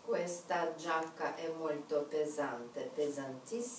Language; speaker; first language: Italian; non-native, learner; Russian